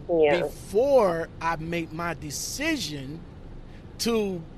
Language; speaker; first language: English; native; English